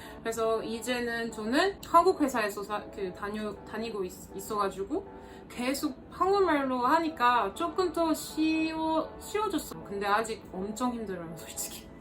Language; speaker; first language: Korean; non-native, fluent; French